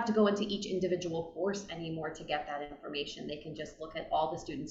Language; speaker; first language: English; native; English